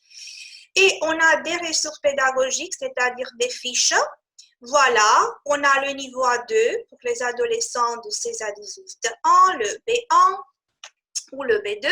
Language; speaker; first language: French; non-native, fluent; Romanian